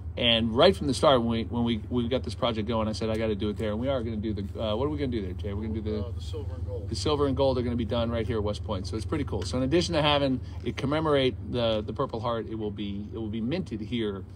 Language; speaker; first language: English; native; English